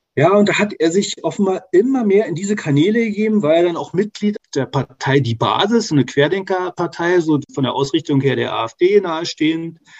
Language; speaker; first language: German; native; German